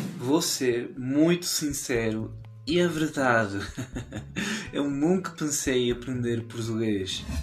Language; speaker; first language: Portuguese; non-native, fluent; Spanish